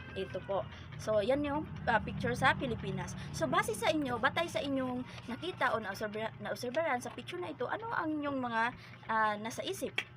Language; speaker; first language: Filipino; non-native, local second language; Cebuano